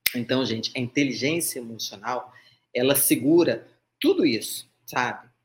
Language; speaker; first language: Portuguese; native; Portuguese